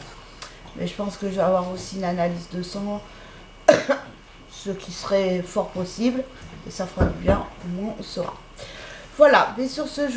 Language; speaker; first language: French; native; French